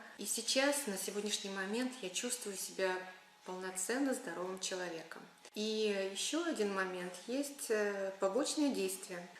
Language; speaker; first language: Russian; native; Russian